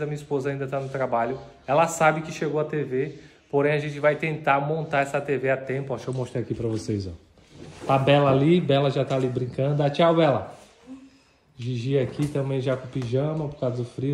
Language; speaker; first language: Portuguese; native; Portuguese